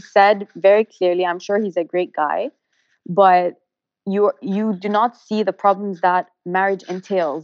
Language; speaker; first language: English; non-native, local second language; Arabic